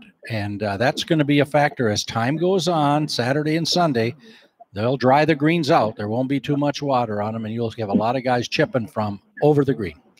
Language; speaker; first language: English; native; English